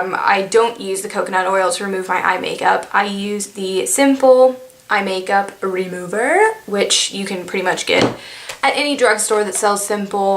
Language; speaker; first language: English; native; English